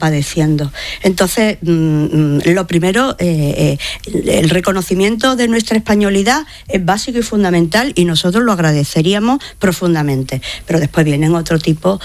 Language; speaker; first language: Spanish; native; Spanish